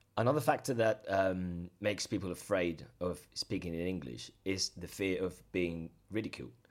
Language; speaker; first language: English; non-native, fluent; Spanish